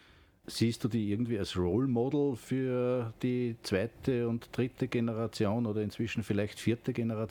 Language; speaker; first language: German; native; German